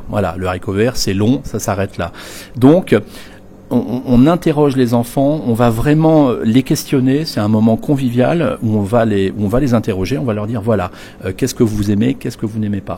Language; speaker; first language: French; native; French